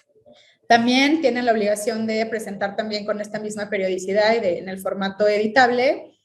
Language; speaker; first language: Spanish; native; Spanish